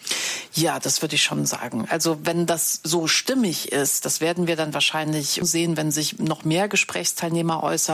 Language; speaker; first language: German; native; German